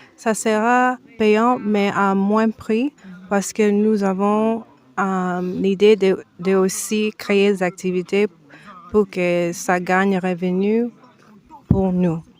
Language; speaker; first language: French; early bilingual, heritage; French